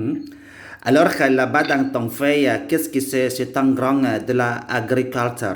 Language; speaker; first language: French; non-native, learner; Indonesian